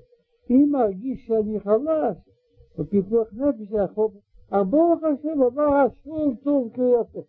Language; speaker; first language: Hebrew; non-native, learner; Russian